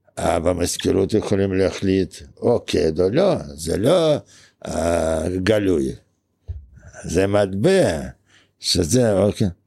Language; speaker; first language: Hebrew; non-native, fluent; Russian